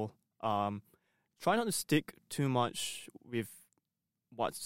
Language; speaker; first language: English; non-native, local second language; Cantonese